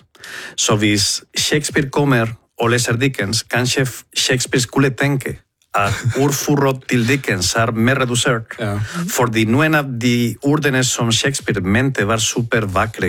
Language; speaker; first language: Norwegian; non-native, fluent; Spanish